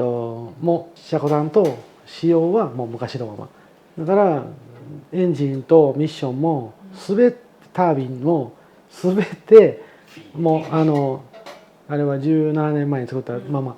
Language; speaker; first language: Japanese; native; Japanese